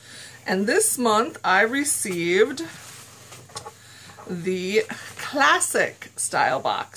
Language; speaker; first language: English; native; English